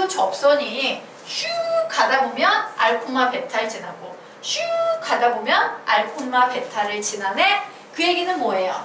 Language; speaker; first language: Korean; native; Korean